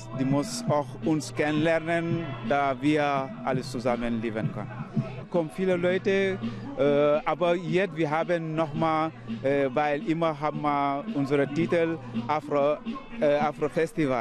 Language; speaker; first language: German; non-native, learner; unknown